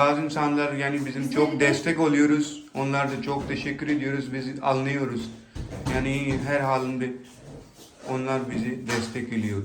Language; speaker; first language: Turkish; non-native, learner; Urdu